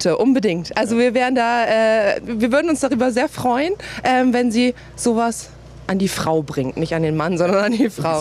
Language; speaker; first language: German; early bilingual, other home language; Turkish